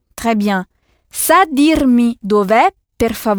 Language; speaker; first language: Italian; non-native, fluent; French